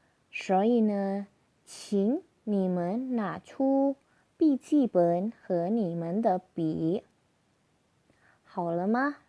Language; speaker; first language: Chinese; non-native, fluent; Indonesian